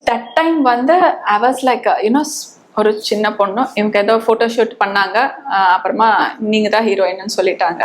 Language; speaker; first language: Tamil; early bilingual, heritage; Tamil